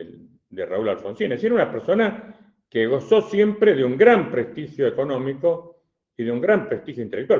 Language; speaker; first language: Spanish; native; Spanish